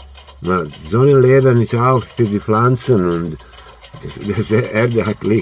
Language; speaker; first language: German; non-native, learner; Croatian